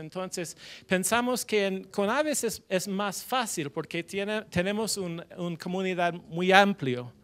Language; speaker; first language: Spanish; non-native, fluent; English